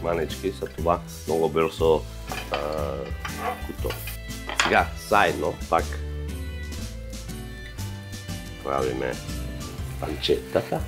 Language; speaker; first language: Bulgarian; non-native, fluent; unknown